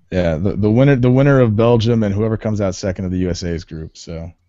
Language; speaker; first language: English; native; English